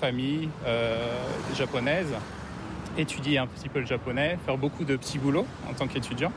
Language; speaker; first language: French; native; French